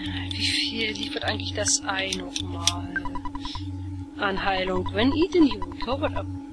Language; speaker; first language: German; native; German